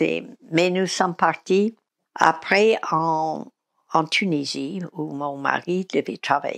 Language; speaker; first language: French; non-native, fluent; English